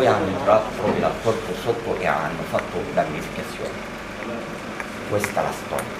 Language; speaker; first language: Italian; non-native, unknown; Arabic